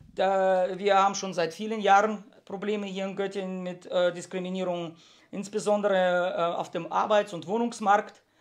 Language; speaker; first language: German; early bilingual, heritage; Russian